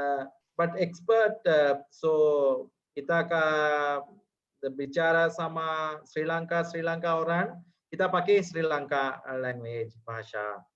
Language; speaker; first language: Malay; non-native, learner; Sinhala